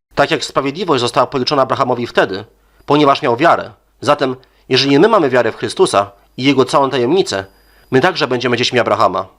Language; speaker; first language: Polish; native; Polish